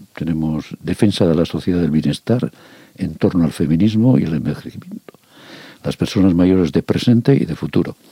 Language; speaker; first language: Spanish; native; Spanish